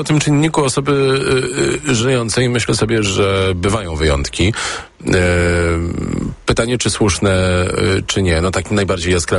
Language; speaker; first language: Polish; native; Polish